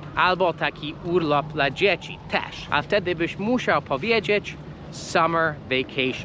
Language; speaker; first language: Polish; non-native, fluent; English